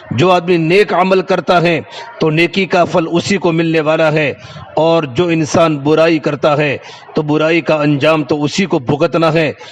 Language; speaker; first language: Urdu; non-native, local second language; Gujarati